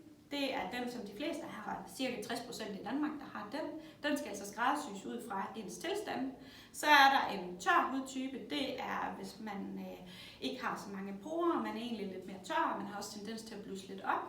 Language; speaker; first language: Danish; native; Danish